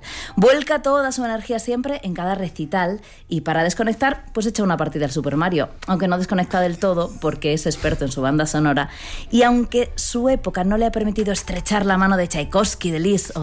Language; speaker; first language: Spanish; native; Spanish